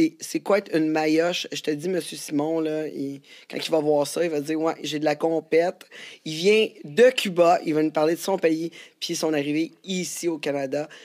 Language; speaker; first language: French; native; French